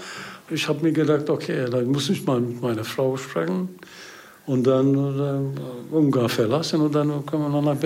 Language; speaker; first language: German; non-native, learner; Hungarian